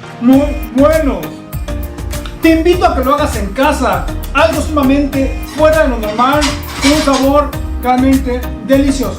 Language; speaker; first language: Spanish; native; Spanish